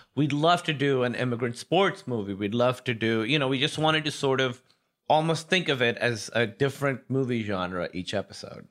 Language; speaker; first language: English; non-native, local second language; Urdu